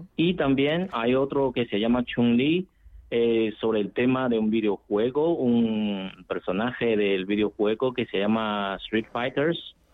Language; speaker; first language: Spanish; non-native, fluent; Chinese